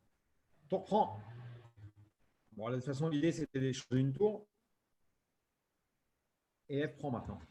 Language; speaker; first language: French; native; French